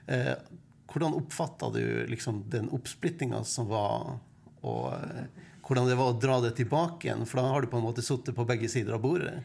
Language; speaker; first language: Norwegian; native; Norwegian